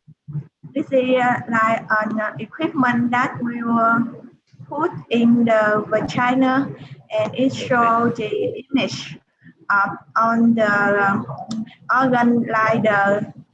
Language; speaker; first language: English; non-native, learner; Vietnamese